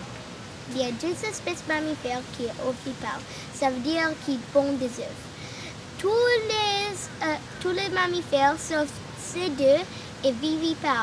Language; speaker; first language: French; non-native, learner; English